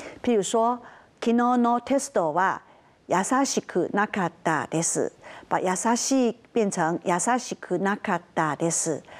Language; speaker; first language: Japanese; non-native, fluent; Chinese